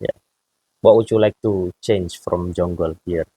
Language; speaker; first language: English; non-native, fluent; Indonesian